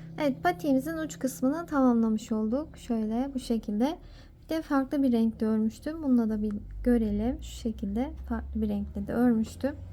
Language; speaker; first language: Turkish; native; Turkish